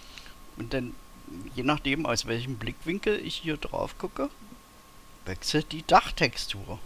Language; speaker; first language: German; native; German